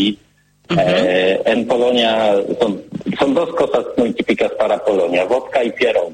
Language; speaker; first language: Spanish; non-native, learner; Polish